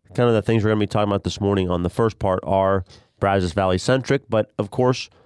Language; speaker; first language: English; native; English